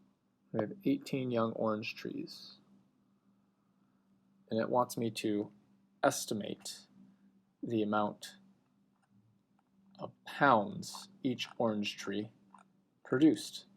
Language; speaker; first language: English; native; English